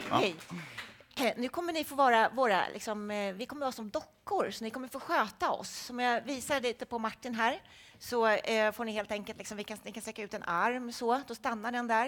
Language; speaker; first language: Swedish; native; Swedish